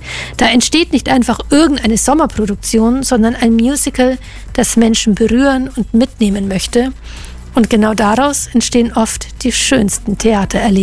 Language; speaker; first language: German; native; German